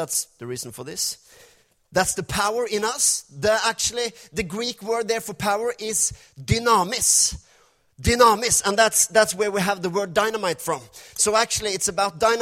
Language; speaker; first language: English; non-native, fluent; Norwegian